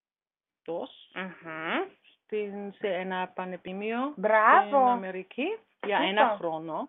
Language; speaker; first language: Greek; non-native, learner; German